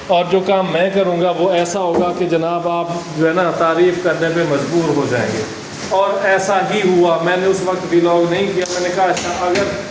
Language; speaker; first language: Urdu; non-native, local second language; Saraiki